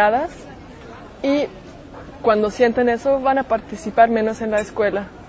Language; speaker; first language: Spanish; non-native, fluent; German